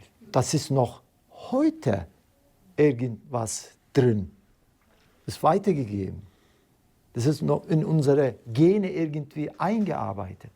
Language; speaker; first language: German; non-native, fluent; Turkish